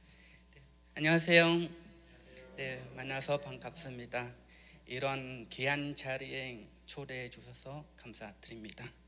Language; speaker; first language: Korean; non-native, learner; Khmer